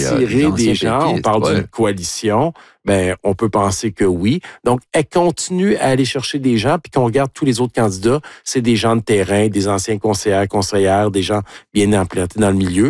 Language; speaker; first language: French; native; French